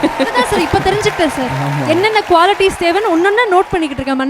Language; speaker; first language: Tamil; native; Tamil